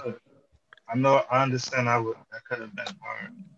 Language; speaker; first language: English; native; English